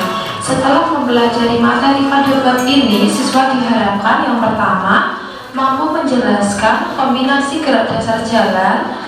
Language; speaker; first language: Indonesian; native; Indonesian